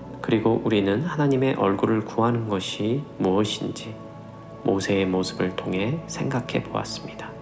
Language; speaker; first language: Korean; native; Korean